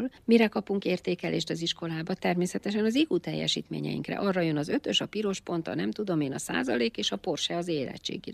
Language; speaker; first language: Hungarian; native; Hungarian